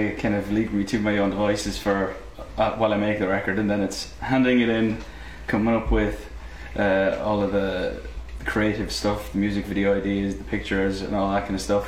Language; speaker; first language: English; native; English